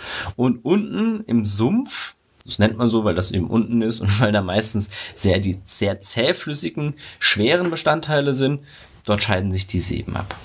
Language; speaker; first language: German; native; German